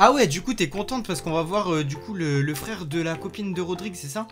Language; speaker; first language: French; native; French